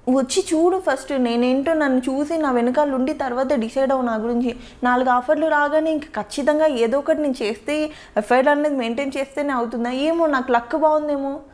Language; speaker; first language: Telugu; native; Telugu